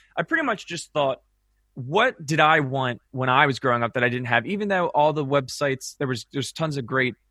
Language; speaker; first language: English; native; English